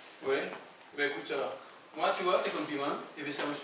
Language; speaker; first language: French; native; French